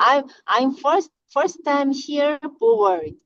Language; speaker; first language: English; non-native, learner; Korean